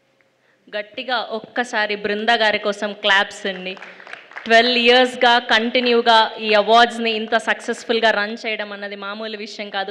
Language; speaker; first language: Telugu; native; Telugu